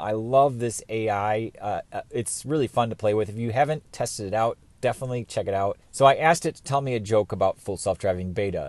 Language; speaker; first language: English; native; English